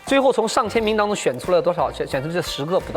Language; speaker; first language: Chinese; native; Chinese